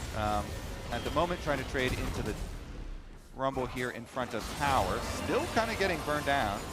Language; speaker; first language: English; native; English